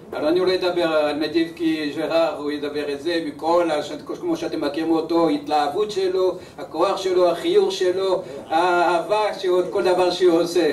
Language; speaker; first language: Hebrew; early bilingual, other home language; French